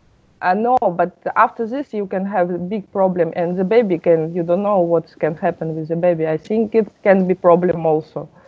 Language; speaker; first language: English; non-native, learner; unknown